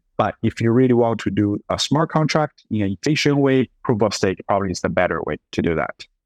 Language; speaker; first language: English; non-native, fluent; Chinese